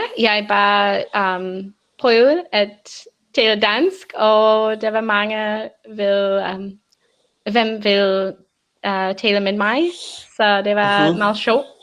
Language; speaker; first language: Danish; non-native, learner; English